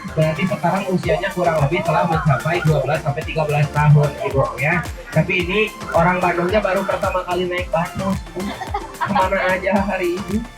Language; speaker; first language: Indonesian; native; Indonesian